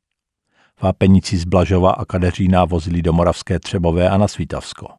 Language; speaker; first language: Czech; native; Czech